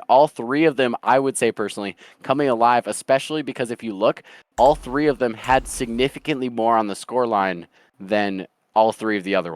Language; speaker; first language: English; native; English